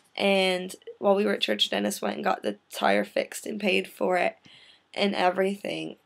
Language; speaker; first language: English; native; English